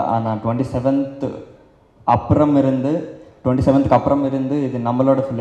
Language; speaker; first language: Tamil; non-native, learner; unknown